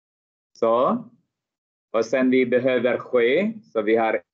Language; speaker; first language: Swedish; non-native, fluent; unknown